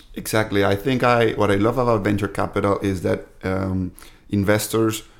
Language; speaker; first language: English; non-native, fluent; Spanish